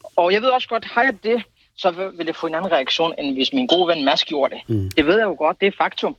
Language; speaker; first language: Danish; early bilingual, other home language; Kurdish